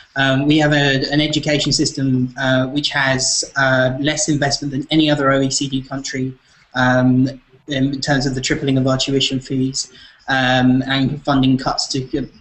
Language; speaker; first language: English; native; English